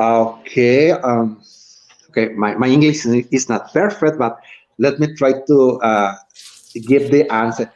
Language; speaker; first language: English; non-native, learner; Spanish